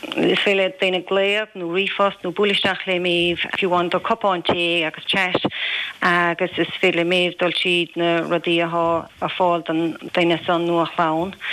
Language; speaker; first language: Irish; native; Irish